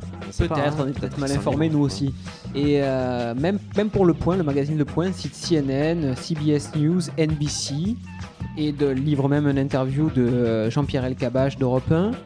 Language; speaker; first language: French; native; French